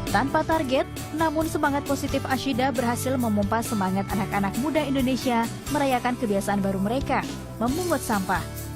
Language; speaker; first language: Indonesian; native; Indonesian